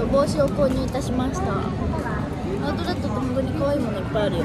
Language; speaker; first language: Japanese; native; Japanese